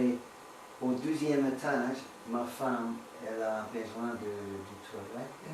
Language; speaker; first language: French; non-native, learner; English